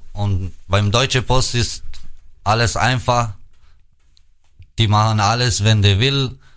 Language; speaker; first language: German; non-native, learner; Albanian